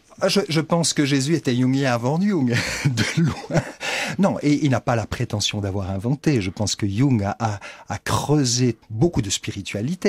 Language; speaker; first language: French; native; French